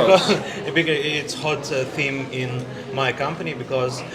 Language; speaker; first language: English; non-native, learner; Russian